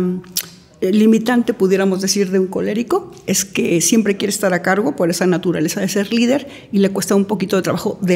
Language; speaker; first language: Spanish; native; Spanish